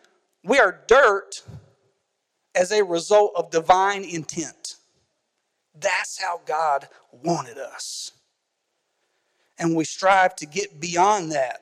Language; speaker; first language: English; native; English